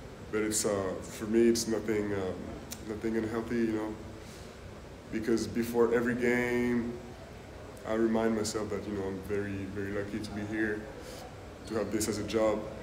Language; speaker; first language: English; non-native, fluent; French